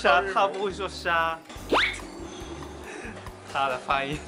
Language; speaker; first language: Chinese; non-native, fluent; Japanese